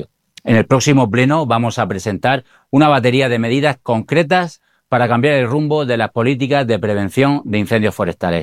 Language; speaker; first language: Spanish; native; Spanish